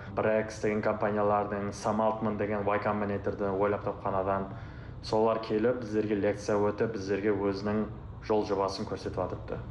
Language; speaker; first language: Uzbek; non-native, local second language; Kara-Kalpak